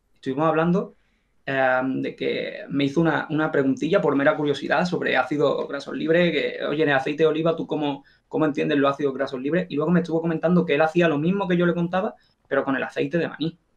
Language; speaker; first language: Spanish; native; Spanish